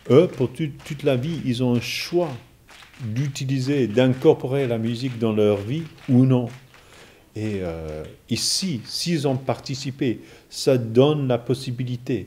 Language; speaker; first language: French; non-native, fluent; English